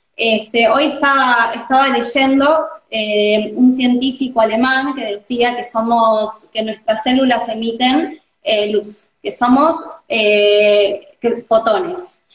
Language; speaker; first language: Spanish; native; Spanish